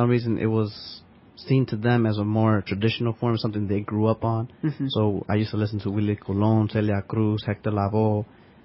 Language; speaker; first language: English; early bilingual, other home language; Spanish